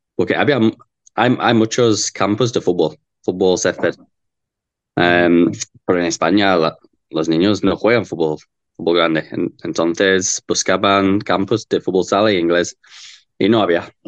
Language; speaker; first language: Spanish; non-native, learner; English